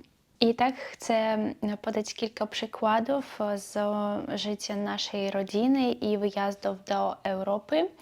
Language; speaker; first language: Polish; non-native, learner; Belarusian